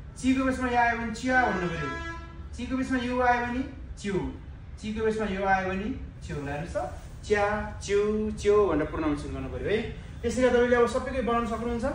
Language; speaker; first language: Nepali; native; Nepali